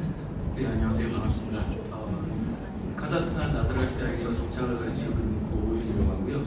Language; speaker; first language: Korean; native; Korean